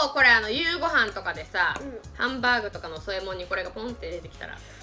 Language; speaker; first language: Japanese; native; Japanese